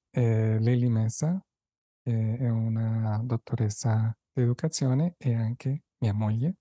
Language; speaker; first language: Italian; non-native, fluent; Spanish